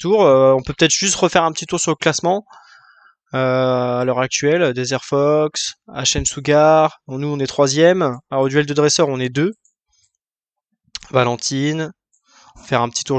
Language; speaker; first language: French; native; French